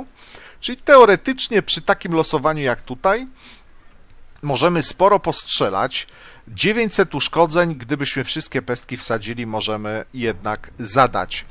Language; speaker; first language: Polish; native; Polish